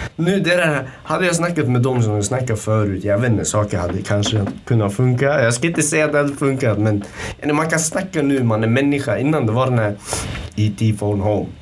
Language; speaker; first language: Swedish; early bilingual, other home language; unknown